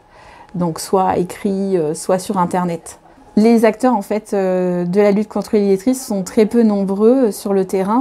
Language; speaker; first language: French; native; French